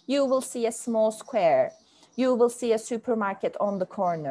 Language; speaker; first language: English; non-native, fluent; Turkish